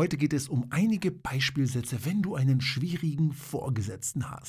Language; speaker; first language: German; non-native, fluent; Polish